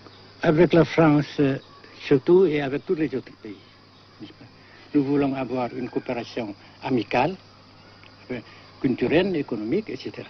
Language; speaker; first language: French; non-native, fluent; Vietnamese